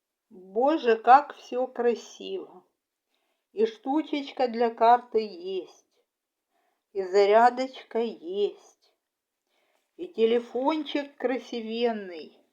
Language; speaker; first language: Russian; native; Russian